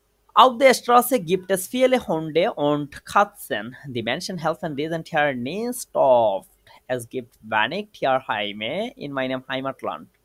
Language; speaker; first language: German; non-native, fluent; Bangla